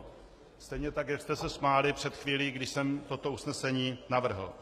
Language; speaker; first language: Czech; native; Czech